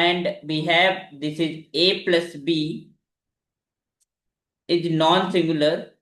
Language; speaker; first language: English; non-native, local second language; Hindi